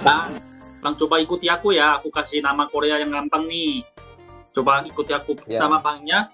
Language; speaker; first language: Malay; non-native, fluent; Korean